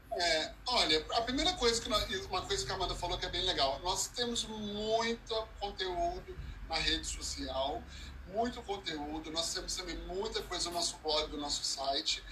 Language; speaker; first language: Portuguese; early bilingual, heritage; Portuguese